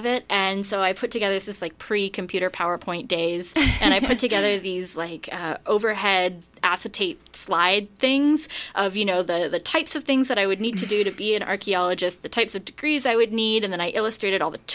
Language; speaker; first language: English; native; English